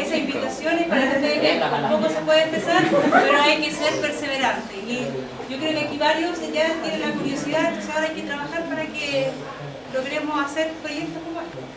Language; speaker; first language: Spanish; native; Spanish